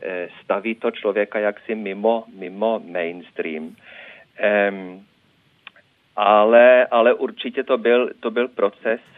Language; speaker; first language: Czech; non-native, fluent; Norwegian